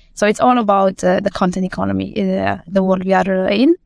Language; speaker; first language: English; non-native, fluent; Romanian